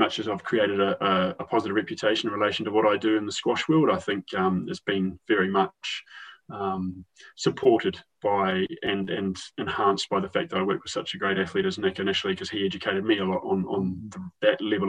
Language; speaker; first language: English; native; English